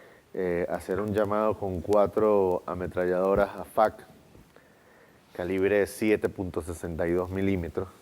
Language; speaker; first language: Spanish; native; Spanish